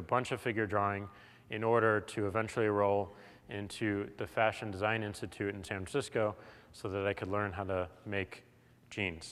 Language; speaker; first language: English; native; English